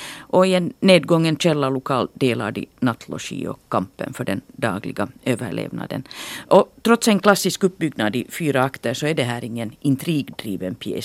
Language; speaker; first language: Swedish; native; Swedish